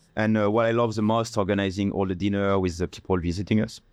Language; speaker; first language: English; non-native, fluent; French